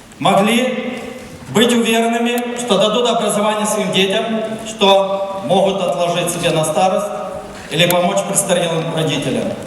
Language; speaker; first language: Russian; non-native, local second language; Ukrainian